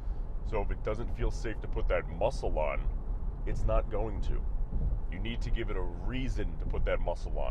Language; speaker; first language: English; native; English